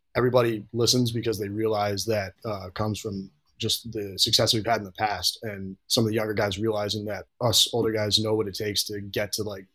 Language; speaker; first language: English; native; English